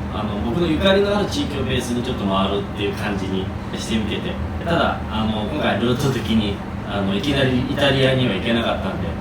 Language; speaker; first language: Japanese; native; Japanese